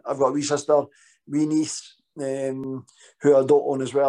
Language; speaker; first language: English; native; English